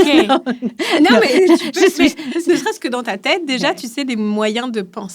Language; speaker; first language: French; native; French